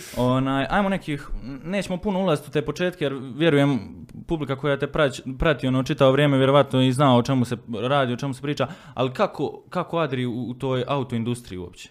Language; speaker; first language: Croatian; native; Croatian